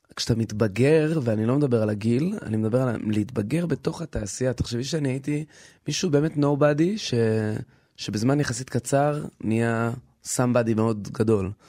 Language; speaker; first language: Hebrew; native; Hebrew